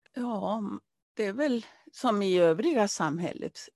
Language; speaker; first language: Swedish; non-native, fluent; Spanish